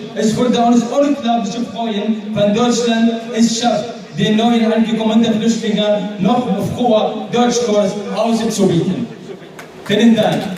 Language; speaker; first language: German; non-native, learner; Arabic